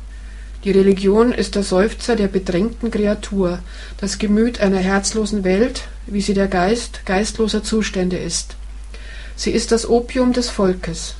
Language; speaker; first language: German; native; German